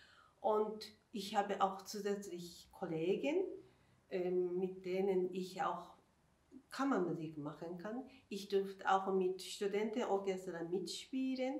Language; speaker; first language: German; non-native, fluent; Japanese